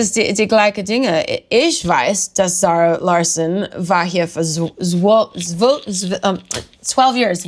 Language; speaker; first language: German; non-native, learner; English